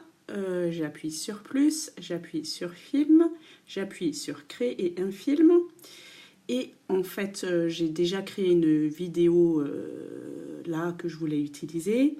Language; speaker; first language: French; native; French